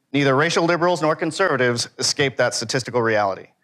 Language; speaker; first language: English; native; English